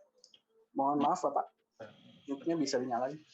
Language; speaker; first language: Indonesian; native; Indonesian